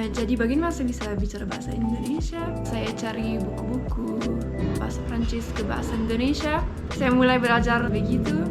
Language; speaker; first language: Indonesian; non-native, fluent; French